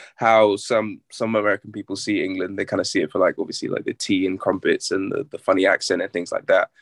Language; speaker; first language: English; native; English